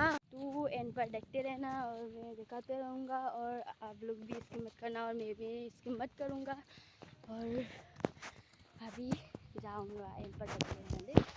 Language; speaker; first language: Hindi; non-native, local second language; Assamese